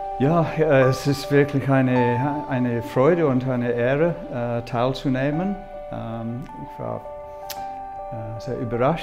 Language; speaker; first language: German; non-native, fluent; English